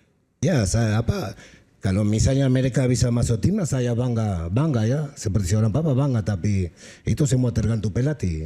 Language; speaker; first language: Indonesian; non-native, fluent; Spanish